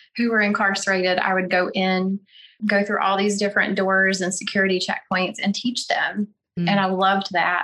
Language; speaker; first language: English; native; English